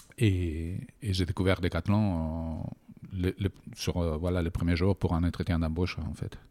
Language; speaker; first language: French; non-native, fluent; Spanish